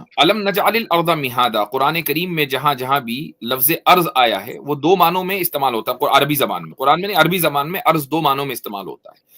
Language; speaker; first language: Urdu; native; Urdu